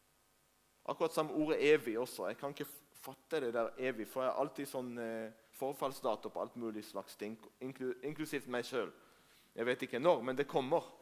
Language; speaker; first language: Norwegian; non-native, fluent; Hebrew